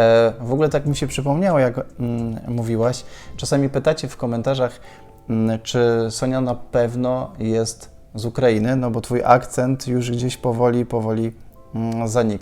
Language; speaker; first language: Polish; native; Polish